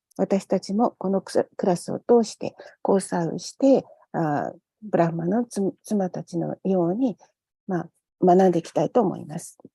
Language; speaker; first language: Japanese; native; Japanese